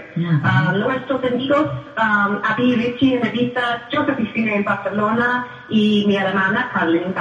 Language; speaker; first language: Spanish; non-native, fluent; English